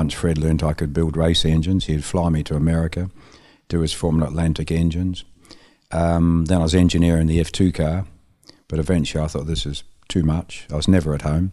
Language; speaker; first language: English; native; English